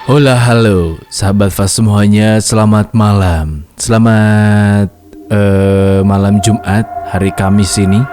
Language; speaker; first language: Indonesian; native; Indonesian